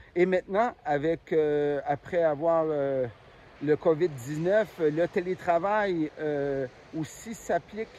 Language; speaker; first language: French; native; French